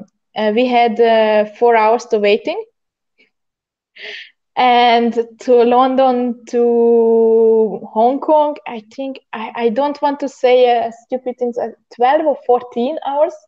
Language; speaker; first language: English; non-native, learner; Hungarian